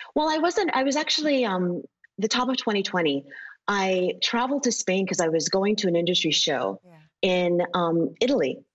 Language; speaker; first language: English; native; English